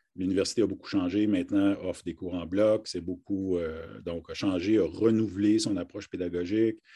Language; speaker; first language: French; native; French